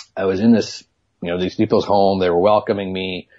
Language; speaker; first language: English; native; English